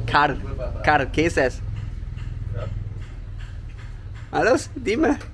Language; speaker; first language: Spanish; non-native, learner; German